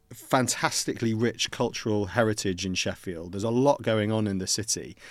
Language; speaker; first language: English; native; English